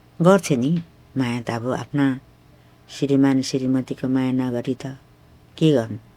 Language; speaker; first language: Nepali; non-native, local second language; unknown